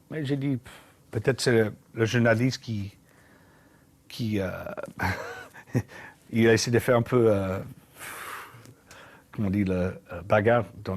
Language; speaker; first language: French; non-native, learner; English